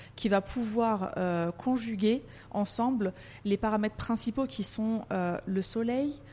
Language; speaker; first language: French; native; French